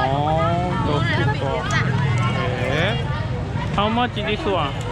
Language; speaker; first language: English; non-native, learner; Japanese